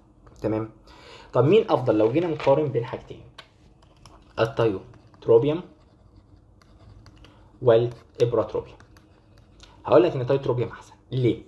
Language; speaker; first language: Arabic; native; Arabic